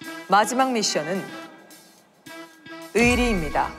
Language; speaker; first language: Korean; native; Korean